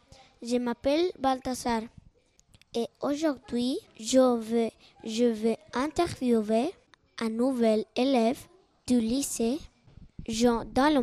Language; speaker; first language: French; non-native, learner; Spanish